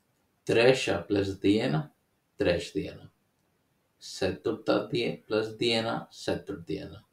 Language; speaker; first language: Latvian; non-native, learner; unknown